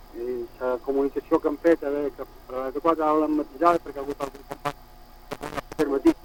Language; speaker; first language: Catalan; native; Catalan